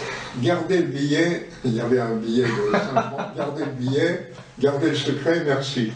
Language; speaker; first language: French; native; French